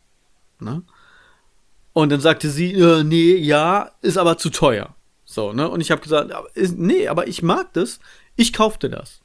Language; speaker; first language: German; native; German